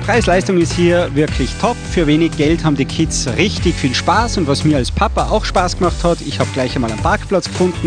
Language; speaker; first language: German; native; German